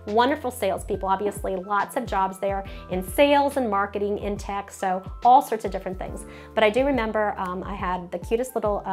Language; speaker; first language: English; native; English